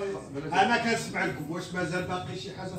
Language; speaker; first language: Arabic; native; Arabic